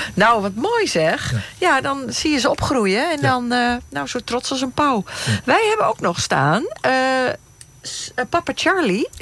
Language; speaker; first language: Dutch; native; Dutch